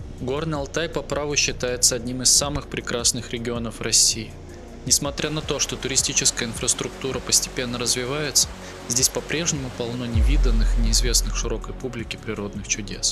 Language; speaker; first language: Russian; native; Russian